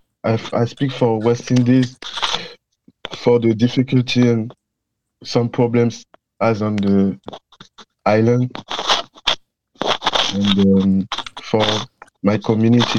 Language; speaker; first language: English; non-native, learner; French